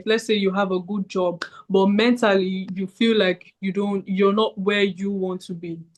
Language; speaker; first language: English; native; English